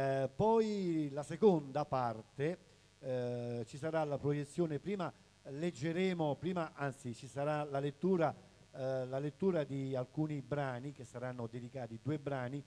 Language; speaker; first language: Italian; native; Italian